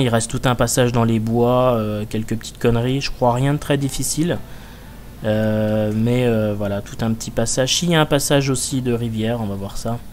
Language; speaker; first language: French; native; French